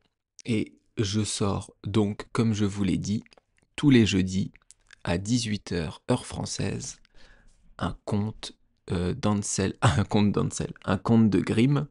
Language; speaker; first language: French; native; French